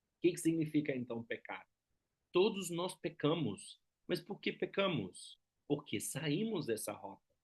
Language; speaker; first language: Portuguese; non-native, fluent; German